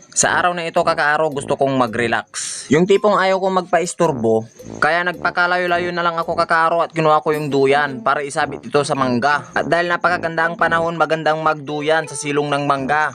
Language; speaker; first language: Filipino; non-native, local second language; Pangasinan